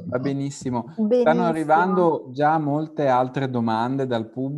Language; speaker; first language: Italian; native; Italian